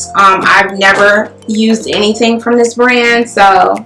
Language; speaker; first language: English; native; English